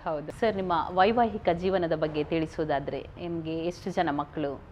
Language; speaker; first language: Kannada; native; Kannada